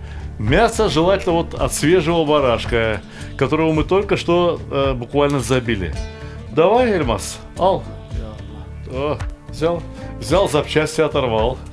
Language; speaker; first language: Russian; native; Russian